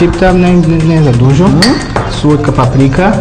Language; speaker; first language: Polish; non-native, learner; Portuguese